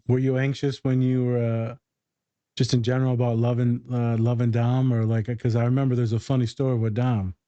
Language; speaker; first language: English; native; English